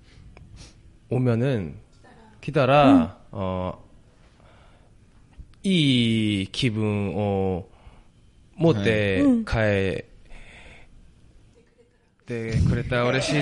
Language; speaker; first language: Japanese; non-native, learner; Korean